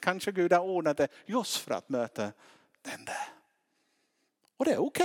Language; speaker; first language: Swedish; non-native, fluent; English